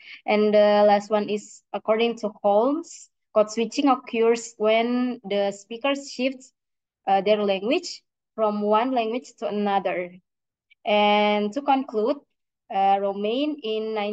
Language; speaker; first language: English; non-native, learner; Indonesian